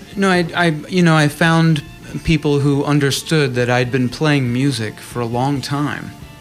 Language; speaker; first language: English; native; English